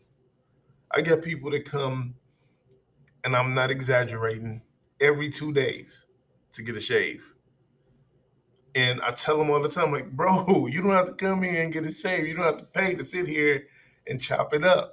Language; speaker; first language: English; native; English